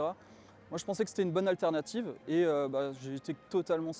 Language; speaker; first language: French; native; French